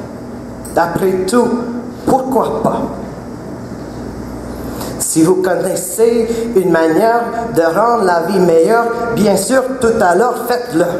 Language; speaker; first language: French; non-native, local second language; English